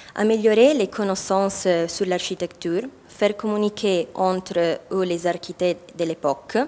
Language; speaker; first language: French; non-native, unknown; Italian